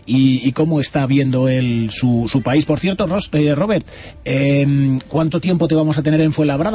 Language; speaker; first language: Spanish; native; Spanish